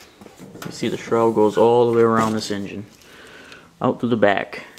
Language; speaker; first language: English; native; English